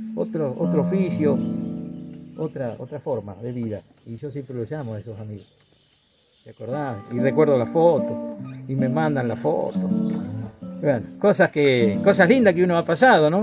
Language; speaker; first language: Spanish; native; Spanish